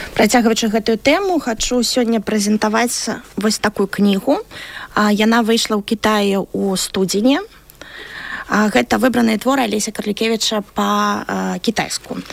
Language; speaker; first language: Belarusian; native; Belarusian